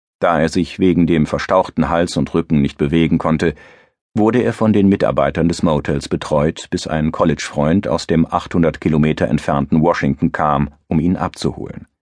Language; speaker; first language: German; native; German